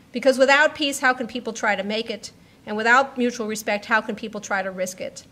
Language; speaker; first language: English; native; English